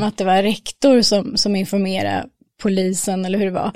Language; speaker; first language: Swedish; native; Swedish